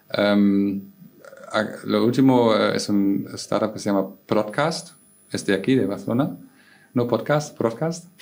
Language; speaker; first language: Spanish; non-native, fluent; German